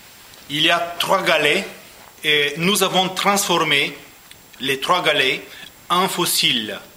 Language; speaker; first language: French; non-native, learner; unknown